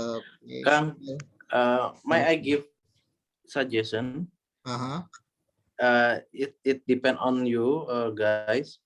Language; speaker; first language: English; non-native, learner; Indonesian